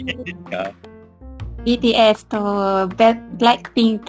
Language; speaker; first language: Japanese; non-native, learner; Malay